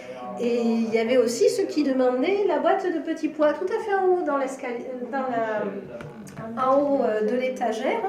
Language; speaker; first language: French; native; French